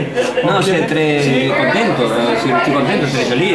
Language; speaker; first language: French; non-native, learner; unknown